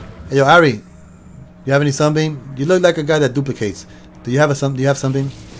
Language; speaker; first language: English; early bilingual, other home language; Spanish